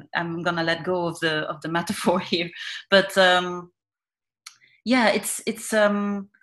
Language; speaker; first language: English; non-native, fluent; Dutch